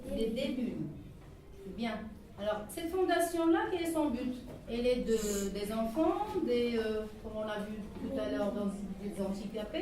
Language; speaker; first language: French; non-native, local second language; Arabic